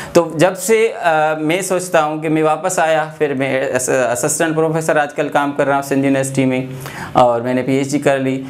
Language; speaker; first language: Urdu; non-native, local second language; Sindhi